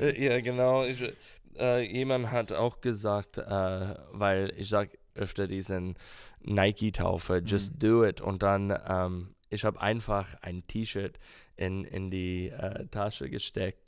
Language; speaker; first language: German; non-native, fluent; English